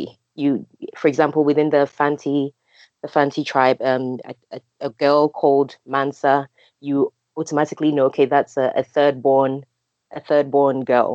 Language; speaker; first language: English; non-native, local second language; Akan